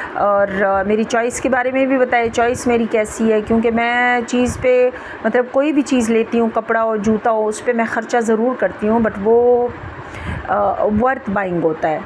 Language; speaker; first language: Urdu; non-native, local second language; Pashto